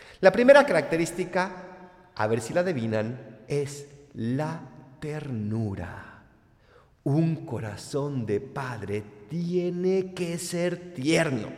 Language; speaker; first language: Spanish; native; Spanish